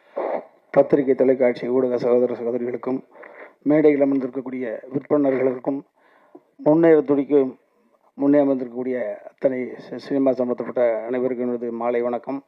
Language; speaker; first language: Tamil; native; Tamil